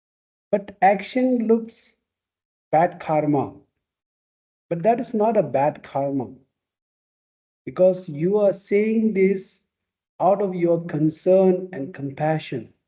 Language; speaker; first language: English; non-native, fluent; Tibetan